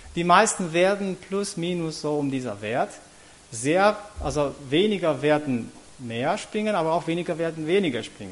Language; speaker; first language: German; non-native, fluent; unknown